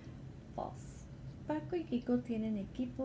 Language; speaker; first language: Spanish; non-native, fluent; English